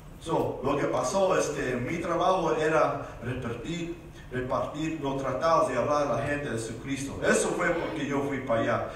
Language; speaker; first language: Spanish; early bilingual, heritage; Spanish